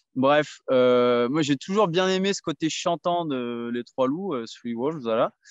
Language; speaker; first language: French; native; French